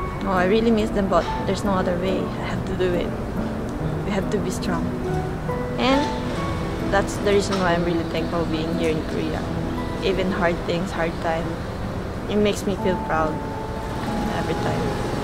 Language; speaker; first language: English; non-native, local second language; Filipino